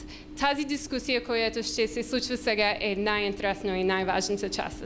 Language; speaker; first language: Bulgarian; non-native, learner; English